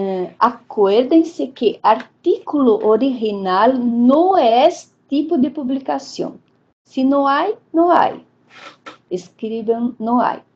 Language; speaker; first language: Spanish; non-native, fluent; Portuguese